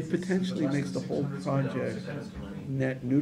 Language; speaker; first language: English; native; English